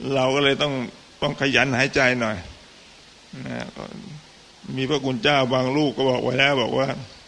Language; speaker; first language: Thai; native; Thai